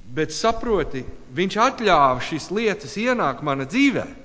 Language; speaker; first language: Latvian; non-native, learner; English